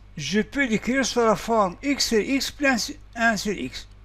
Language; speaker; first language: French; non-native, local second language; Arabic